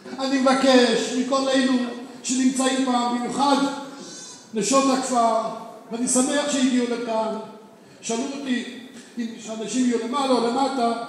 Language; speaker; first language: Hebrew; native; Hebrew